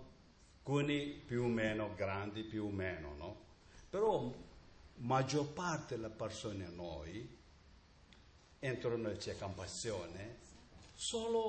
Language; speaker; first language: Italian; non-native, learner; Tibetan